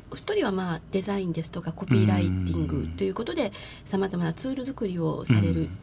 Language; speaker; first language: Japanese; native; Japanese